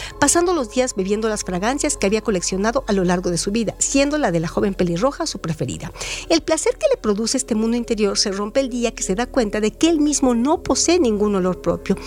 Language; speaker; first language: Spanish; native; Spanish